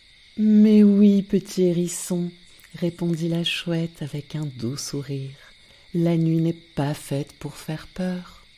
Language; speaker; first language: French; native; French